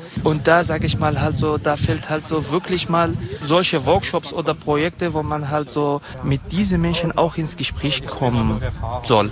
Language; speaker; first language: German; non-native, fluent; Kurdish